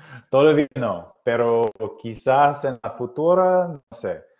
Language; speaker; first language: Spanish; non-native, learner; English